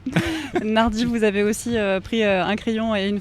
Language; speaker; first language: French; native; French